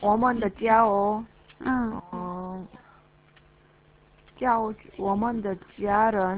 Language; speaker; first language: Chinese; non-native, learner; Korean